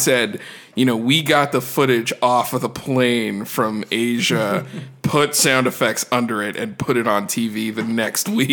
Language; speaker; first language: English; native; English